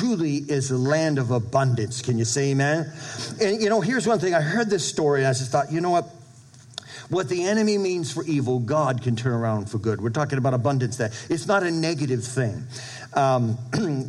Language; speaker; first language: English; native; English